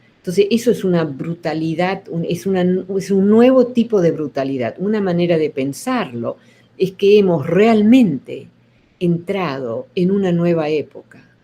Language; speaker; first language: Spanish; early bilingual, other home language; Dutch